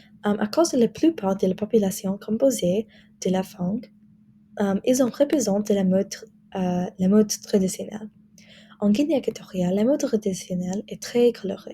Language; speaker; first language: French; non-native, learner; English